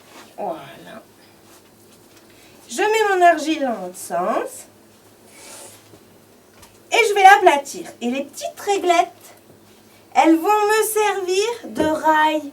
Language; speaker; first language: French; native; French